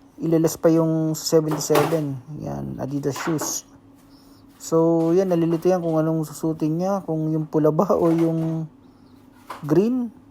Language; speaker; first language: Filipino; native; Filipino